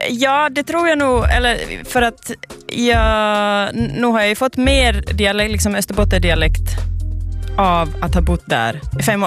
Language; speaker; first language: Swedish; native; Swedish